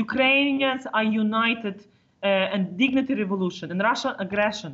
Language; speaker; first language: English; non-native, fluent; Ukrainian